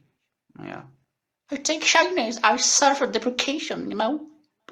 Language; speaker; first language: English; non-native, learner; French